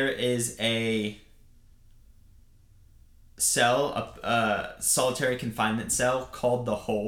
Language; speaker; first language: English; native; English